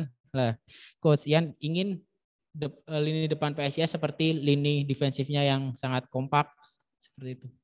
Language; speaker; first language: Indonesian; native; Indonesian